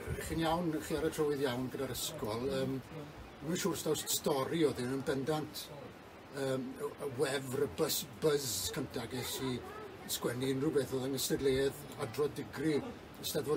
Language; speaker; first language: Welsh; native; Welsh